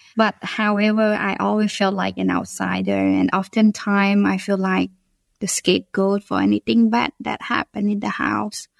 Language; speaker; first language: English; non-native, fluent; Khmer